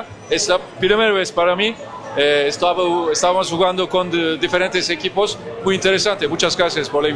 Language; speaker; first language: Spanish; non-native, learner; Turkish